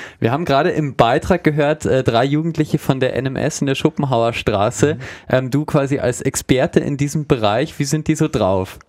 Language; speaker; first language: German; native; German